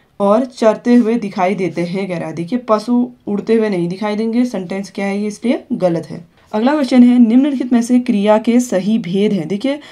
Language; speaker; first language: Hindi; native; Hindi